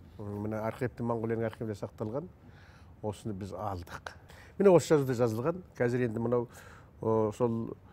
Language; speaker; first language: Kazakh; native; Kazakh